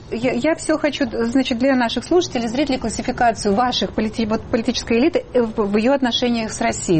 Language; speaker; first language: Russian; native; Russian